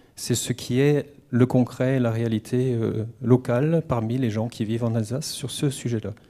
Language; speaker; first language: French; native; French